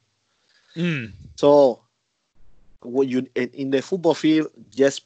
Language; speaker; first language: English; non-native, learner; Spanish